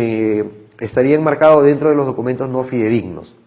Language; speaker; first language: Spanish; native; Spanish